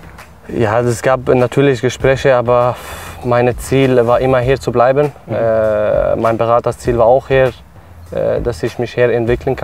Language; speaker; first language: German; non-native, fluent; Swedish